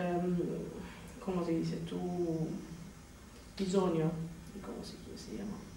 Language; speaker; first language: Spanish; non-native, fluent; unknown